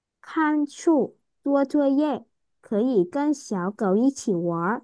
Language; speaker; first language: Chinese; non-native, learner; Vietnamese